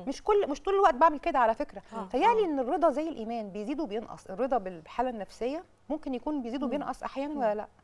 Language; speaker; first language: Arabic; native; Arabic